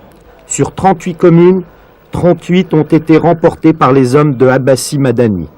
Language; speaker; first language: French; native; French